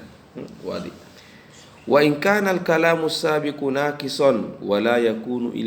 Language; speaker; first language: Arabic; non-native, fluent; Indonesian